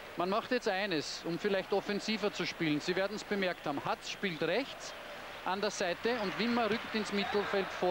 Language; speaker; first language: German; native; German